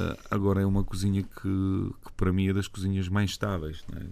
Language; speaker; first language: Portuguese; non-native, fluent; Bosnian